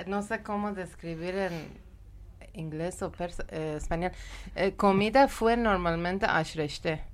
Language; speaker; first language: Spanish; non-native, learner; Persian